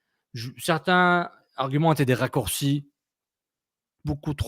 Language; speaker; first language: French; native; French